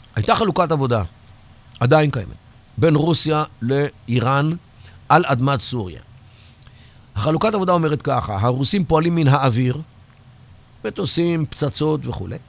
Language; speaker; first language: Hebrew; native; Hebrew